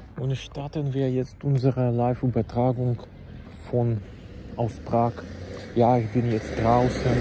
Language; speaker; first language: German; non-native, learner; Czech